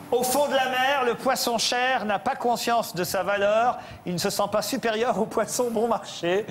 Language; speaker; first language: French; native; French